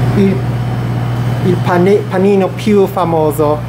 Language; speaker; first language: Italian; non-native, learner; English